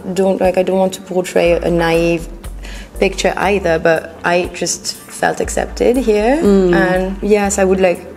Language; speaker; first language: English; non-native, fluent; French